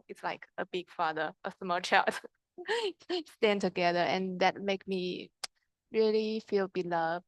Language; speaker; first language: English; non-native, learner; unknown